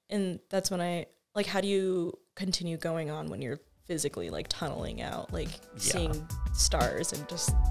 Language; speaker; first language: English; native; English